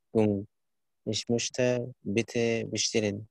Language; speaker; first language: German; non-native, learner; Arabic